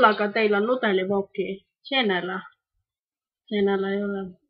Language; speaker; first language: Finnish; non-native, learner; Estonian